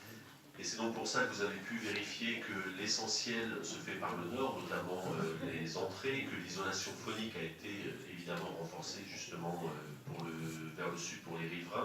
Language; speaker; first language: French; native; French